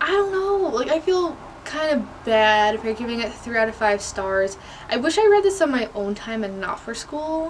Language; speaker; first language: English; native; English